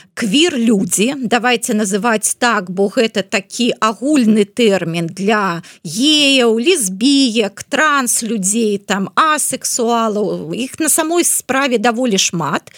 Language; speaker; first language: Belarusian; non-native, local second language; Russian